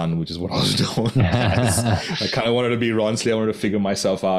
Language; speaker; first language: English; non-native, local second language; Konkani